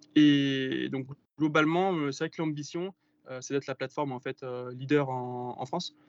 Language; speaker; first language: French; native; French